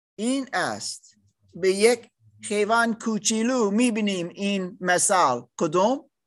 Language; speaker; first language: Persian; non-native, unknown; English